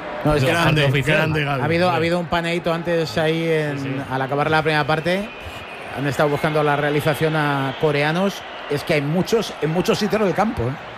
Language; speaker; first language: Spanish; native; Spanish